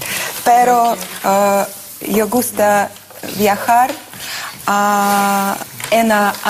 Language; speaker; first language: Spanish; non-native, learner; Russian